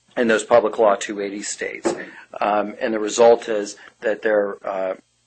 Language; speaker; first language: English; native; English